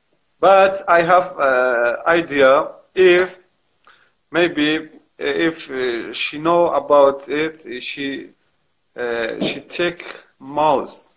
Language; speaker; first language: English; non-native, learner; Kurdish